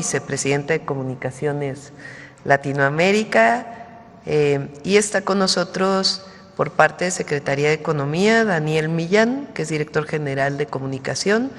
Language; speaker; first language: Spanish; native; Spanish